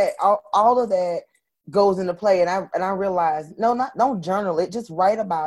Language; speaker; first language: English; native; English